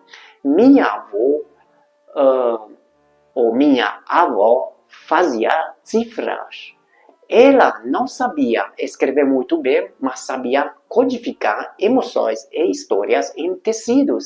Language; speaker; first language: Portuguese; non-native, fluent; Hungarian